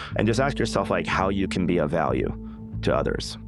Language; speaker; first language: English; non-native, fluent; Spanish